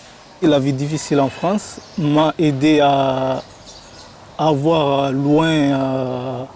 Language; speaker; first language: French; non-native, local second language; Comorian